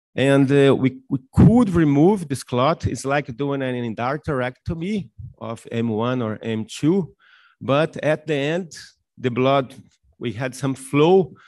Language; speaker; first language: English; non-native, fluent; Portuguese